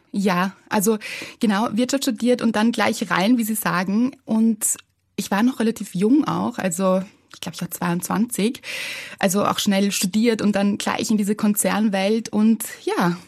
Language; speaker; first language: German; native; German